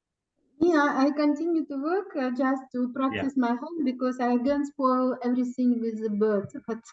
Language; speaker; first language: English; non-native, learner; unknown